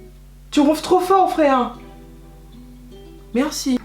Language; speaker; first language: French; native; French